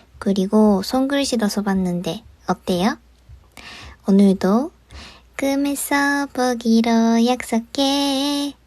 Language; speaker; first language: Korean; non-native, fluent; Japanese